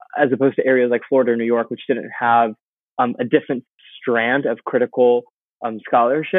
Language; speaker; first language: English; native; English